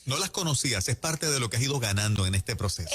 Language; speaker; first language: Spanish; native; Spanish